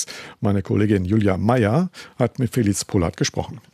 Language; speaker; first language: German; native; German